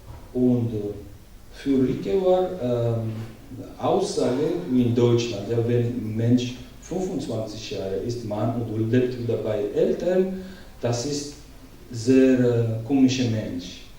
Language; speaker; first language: German; non-native, learner; Georgian